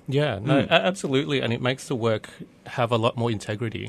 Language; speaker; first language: English; early bilingual, other home language; Vietnamese